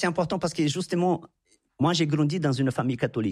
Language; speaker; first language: French; non-native, fluent; Portuguese